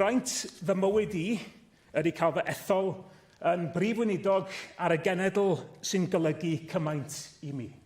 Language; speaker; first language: Welsh; native; Welsh